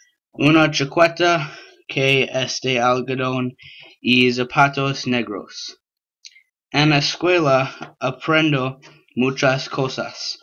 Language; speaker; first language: Spanish; non-native, learner; English